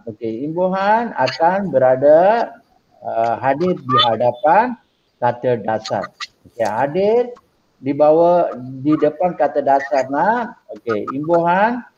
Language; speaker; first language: Malay; non-native, local second language; Tamil